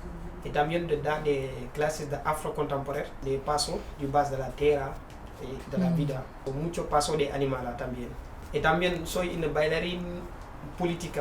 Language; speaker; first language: Spanish; non-native, local second language; Wolof